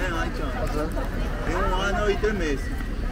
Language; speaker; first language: Portuguese; non-native, learner; Haitian Creole